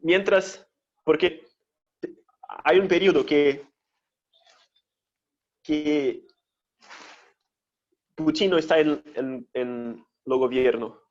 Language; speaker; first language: Spanish; non-native, fluent; Portuguese